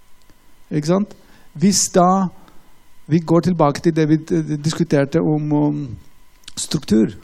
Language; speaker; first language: Norwegian; non-native, fluent; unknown